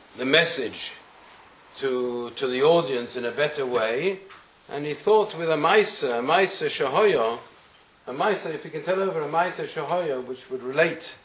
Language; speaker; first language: English; native; English